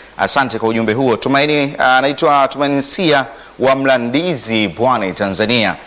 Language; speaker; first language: Swahili; native; Swahili